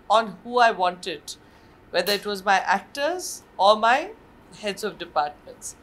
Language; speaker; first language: English; non-native, local second language; Marathi